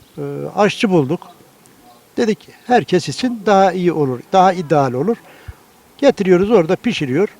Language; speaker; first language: Turkish; native; Turkish